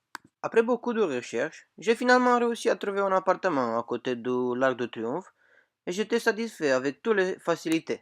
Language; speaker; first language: French; non-native, fluent; Romanian